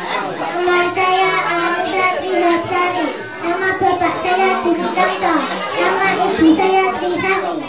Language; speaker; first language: Indonesian; non-native, local second language; Javanese